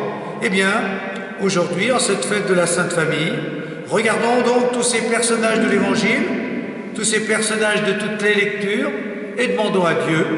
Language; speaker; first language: French; native; French